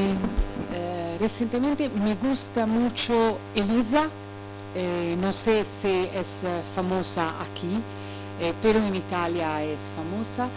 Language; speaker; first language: Spanish; non-native, learner; Italian